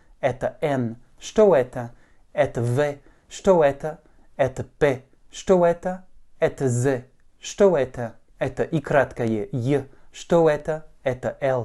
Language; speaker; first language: Russian; non-native, fluent; French